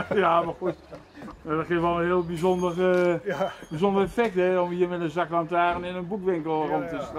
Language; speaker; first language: Dutch; native; Dutch